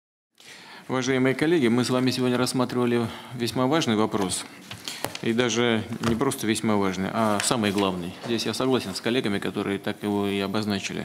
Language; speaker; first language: Russian; native; Russian